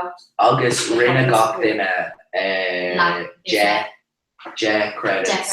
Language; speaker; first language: Irish; non-native, local second language; English